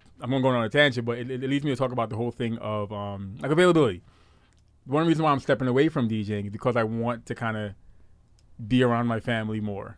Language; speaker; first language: English; native; English